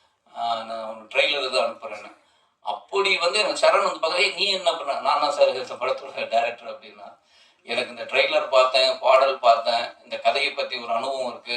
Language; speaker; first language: Tamil; native; Tamil